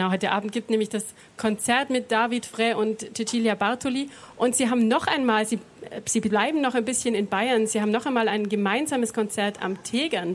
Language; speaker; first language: German; native; German